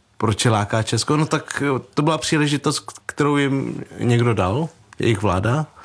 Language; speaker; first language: Czech; early bilingual, other home language; Vietnamese